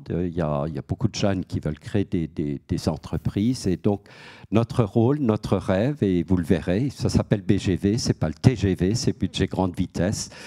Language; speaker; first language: French; native; French